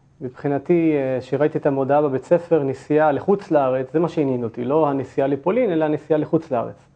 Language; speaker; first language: Hebrew; early bilingual, other home language; Turkish